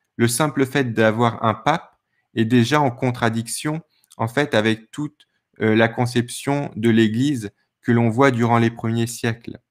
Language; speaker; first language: French; native; French